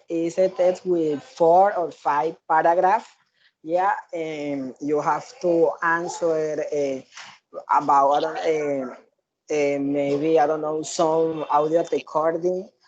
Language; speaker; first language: English; non-native, learner; Spanish